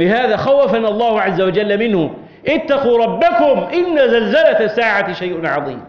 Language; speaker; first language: Arabic; native; Arabic